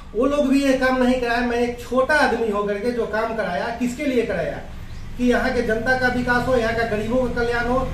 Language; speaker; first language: Hindi; native; Hindi